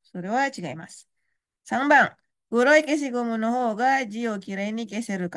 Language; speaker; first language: Japanese; non-native, fluent; Indonesian